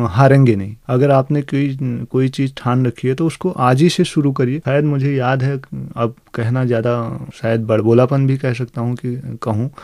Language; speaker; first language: Hindi; native; Hindi